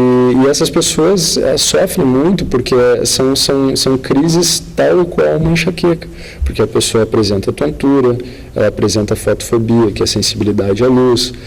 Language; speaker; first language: Portuguese; native; Portuguese